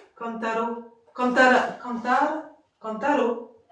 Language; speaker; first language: Spanish; non-native, learner; French